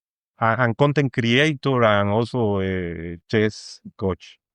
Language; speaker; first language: English; non-native, fluent; Spanish